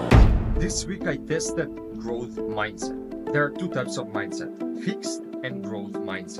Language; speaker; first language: English; non-native, fluent; Macedonian